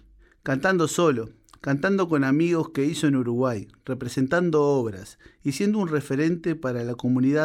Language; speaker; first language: Spanish; native; Spanish